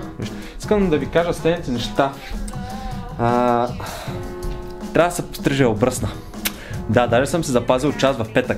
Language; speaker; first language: Bulgarian; native; Bulgarian